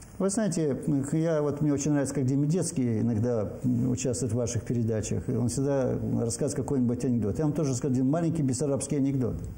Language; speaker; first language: Russian; native; Russian